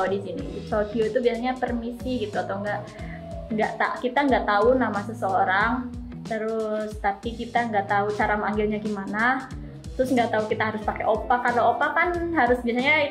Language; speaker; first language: Indonesian; native; Indonesian